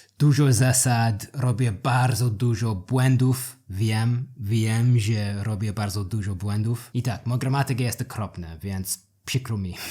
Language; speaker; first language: Polish; non-native, learner; English